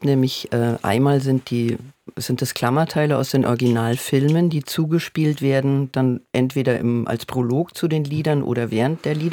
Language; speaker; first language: German; native; German